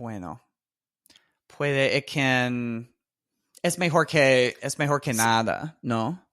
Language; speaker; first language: Spanish; non-native, fluent; English